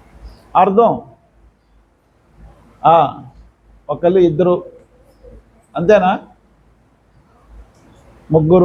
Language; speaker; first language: Telugu; non-native, local second language; Urdu